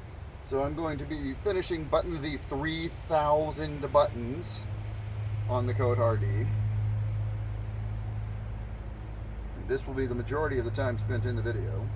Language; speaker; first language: English; native; English